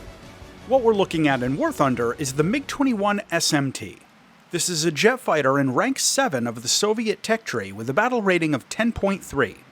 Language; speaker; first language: English; native; English